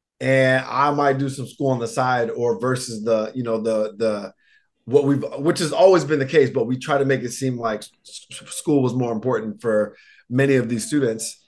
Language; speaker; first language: English; native; English